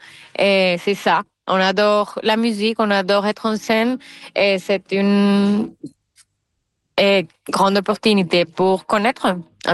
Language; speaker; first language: French; non-native, fluent; Spanish